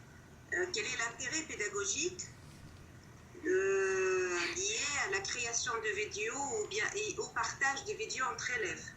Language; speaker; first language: French; non-native, local second language; Arabic